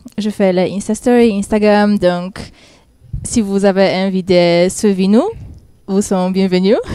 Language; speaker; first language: French; non-native, learner; Polish